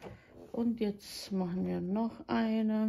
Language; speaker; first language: German; non-native, fluent; Croatian